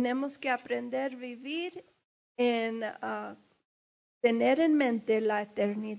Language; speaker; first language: Spanish; early bilingual, heritage; English